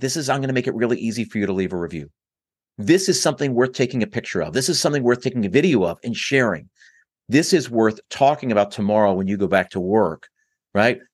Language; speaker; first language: English; native; English